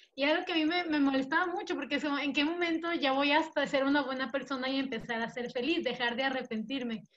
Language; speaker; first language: Spanish; native; Spanish